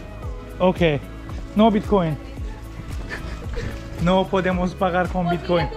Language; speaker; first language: Spanish; non-native, learner; Turkish